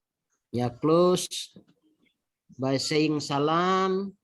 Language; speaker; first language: English; non-native, fluent; Indonesian